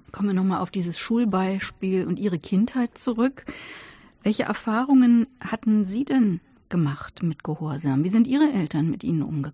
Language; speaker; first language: German; native; German